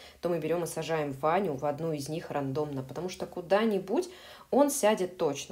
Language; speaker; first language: Russian; native; Russian